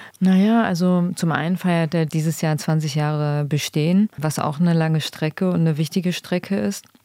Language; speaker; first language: German; early bilingual, other home language; Kurdish